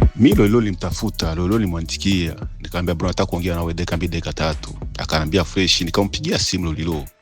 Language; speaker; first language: Swahili; non-native, local second language; Rundi